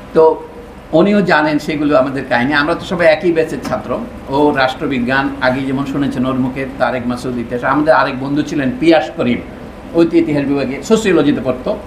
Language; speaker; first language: Bangla; non-native, local second language; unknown